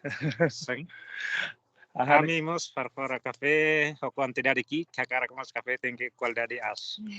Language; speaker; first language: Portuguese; non-native, learner; Tetum